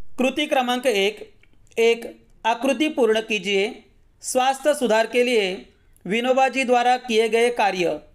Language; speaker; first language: Hindi; non-native, local second language; Marathi